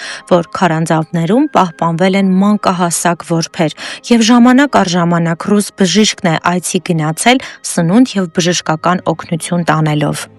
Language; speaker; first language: Armenian; native; Armenian